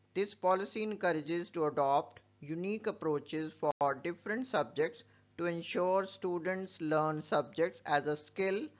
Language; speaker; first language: English; non-native, local second language; Punjabi